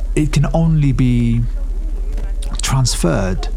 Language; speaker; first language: English; early bilingual, other home language; Urdu